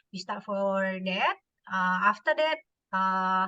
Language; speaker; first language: English; non-native, learner; Indonesian